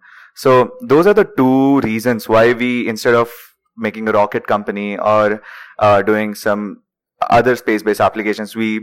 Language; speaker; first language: English; non-native, local second language; Marathi